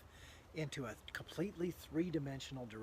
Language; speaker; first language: English; native; English